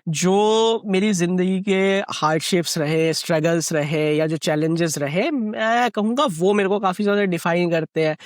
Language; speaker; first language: Hindi; non-native, local second language; Bangla